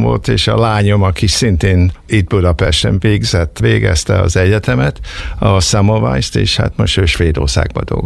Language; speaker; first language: Hungarian; early bilingual, heritage; Hungarian